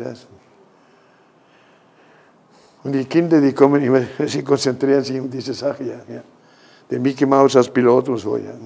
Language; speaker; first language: German; non-native, fluent; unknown